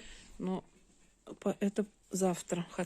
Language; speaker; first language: Russian; native; Russian